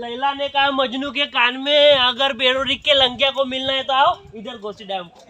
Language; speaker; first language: Hindi; non-native, local second language; Marathi